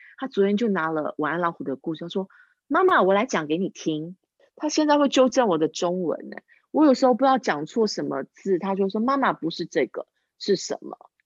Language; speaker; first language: Chinese; non-native, local second language; English